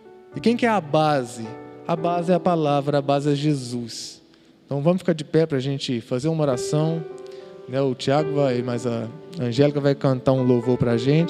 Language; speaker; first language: Portuguese; native; Portuguese